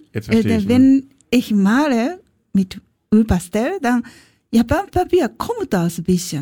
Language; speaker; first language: German; non-native, learner; Japanese